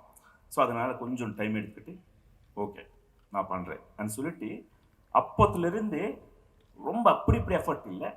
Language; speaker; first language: Tamil; non-native, local second language; Telugu